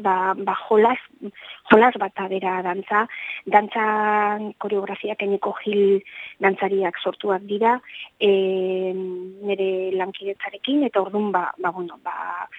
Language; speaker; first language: Basque; native; Basque